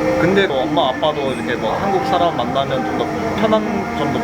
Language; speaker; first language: Korean; early bilingual, heritage; Korean